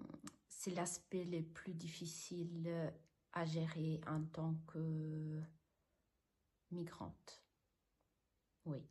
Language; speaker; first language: French; non-native, fluent; Italian